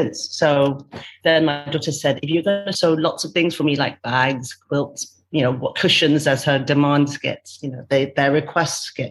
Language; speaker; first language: English; non-native, local second language; Cantonese